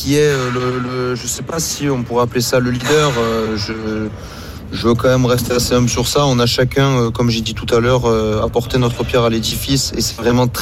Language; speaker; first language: French; native; French